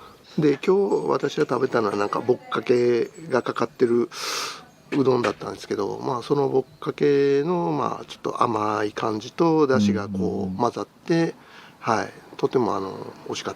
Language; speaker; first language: Japanese; native; Japanese